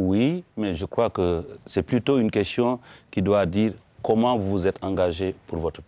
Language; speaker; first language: French; non-native, local second language; Wolof